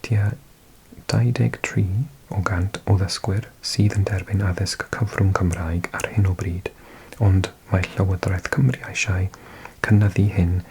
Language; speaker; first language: Welsh; non-native, learner; English